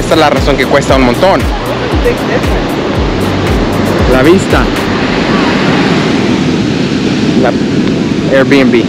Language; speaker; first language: Spanish; early bilingual, heritage; English